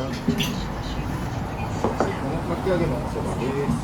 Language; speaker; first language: Japanese; native; Japanese